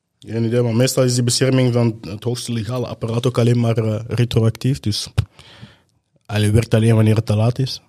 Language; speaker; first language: Dutch; native; Dutch